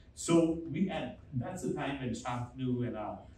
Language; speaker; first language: English; non-native, local second language; Hindi